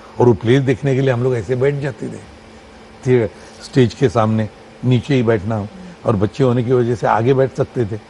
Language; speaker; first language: Hindi; non-native, local second language; Marathi